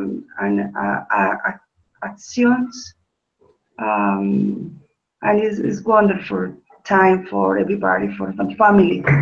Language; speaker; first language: English; non-native, learner; Spanish